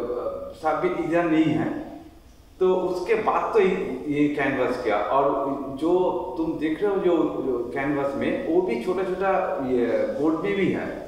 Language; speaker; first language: Hindi; non-native, local second language; Bangla